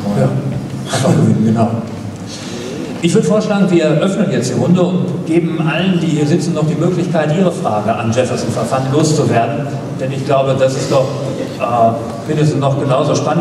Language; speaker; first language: German; native; German